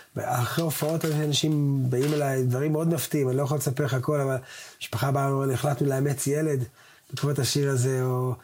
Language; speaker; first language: Hebrew; native; Hebrew